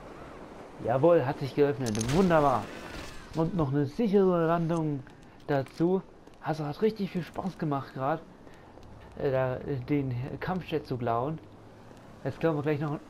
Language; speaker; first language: German; native; German